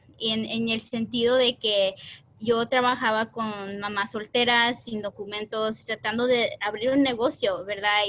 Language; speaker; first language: Spanish; early bilingual, heritage; Spanish